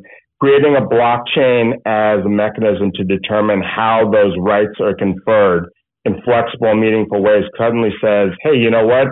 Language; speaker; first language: English; native; English